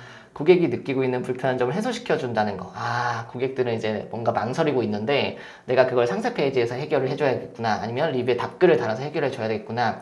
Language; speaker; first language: Korean; native; Korean